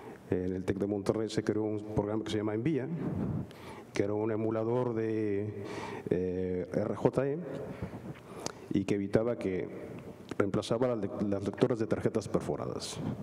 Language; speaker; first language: Spanish; native; Spanish